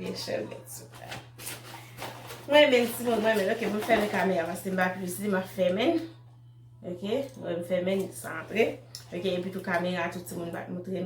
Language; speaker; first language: French; non-native, learner; Haitian Creole